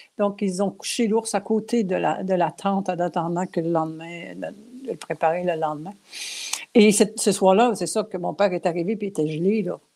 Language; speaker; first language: French; non-native, local second language; Cree